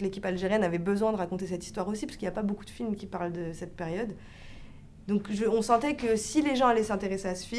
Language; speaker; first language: French; early bilingual, other home language; Arabic